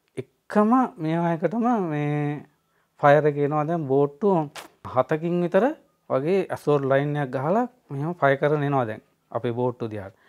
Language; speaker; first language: Sinhala; native; Sinhala